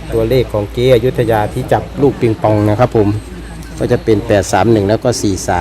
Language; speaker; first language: Thai; native; Thai